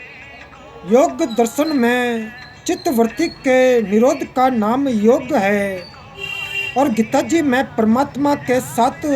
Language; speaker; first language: Hindi; native; Hindi